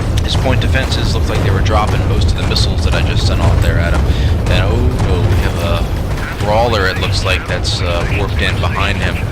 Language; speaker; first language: English; native; English